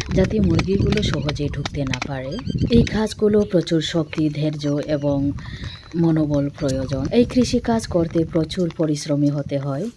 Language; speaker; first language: Bangla; non-native, local second language; Bodo